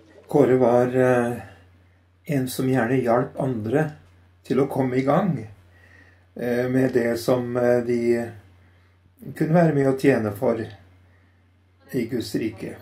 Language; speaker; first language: Norwegian; native; Norwegian